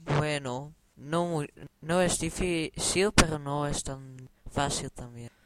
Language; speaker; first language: Spanish; non-native, learner; Dutch